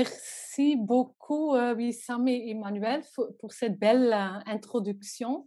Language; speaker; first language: French; non-native, local second language; Dutch